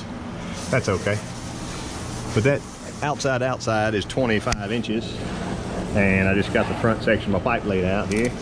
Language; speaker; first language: English; native; English